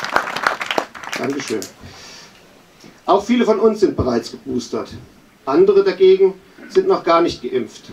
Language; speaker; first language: German; native; German